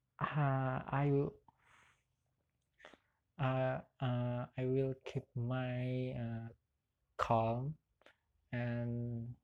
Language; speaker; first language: English; non-native, learner; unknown